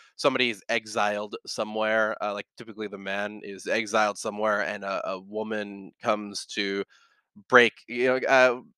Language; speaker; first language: English; native; English